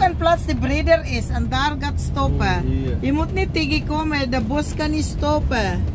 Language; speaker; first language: Dutch; non-native, learner; Cebuano